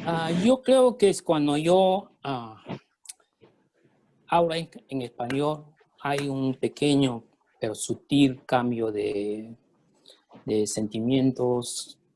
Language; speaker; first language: Spanish; early bilingual, other home language; Chinese